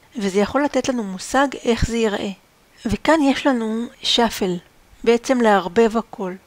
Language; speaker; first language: Hebrew; native; Hebrew